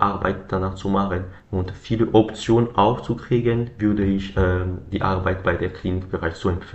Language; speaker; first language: German; non-native, learner; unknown